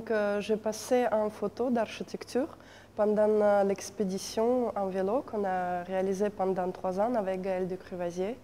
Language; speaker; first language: French; non-native, fluent; Russian